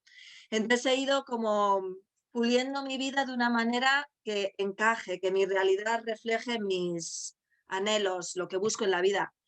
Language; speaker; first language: Spanish; non-native, local second language; Basque